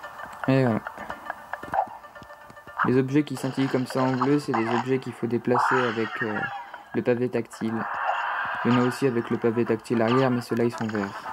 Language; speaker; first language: French; native; French